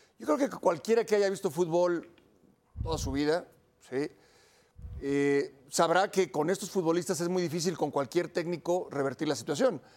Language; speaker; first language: Spanish; native; Spanish